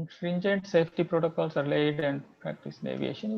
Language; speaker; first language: English; non-native, local second language; Kannada